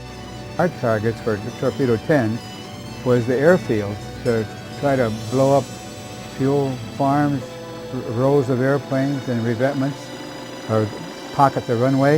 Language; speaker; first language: English; native; English